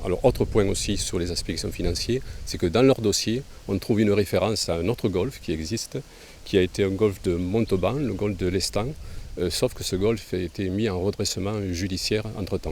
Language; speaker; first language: French; native; French